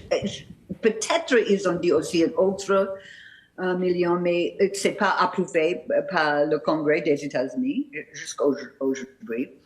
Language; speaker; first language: French; non-native, fluent; English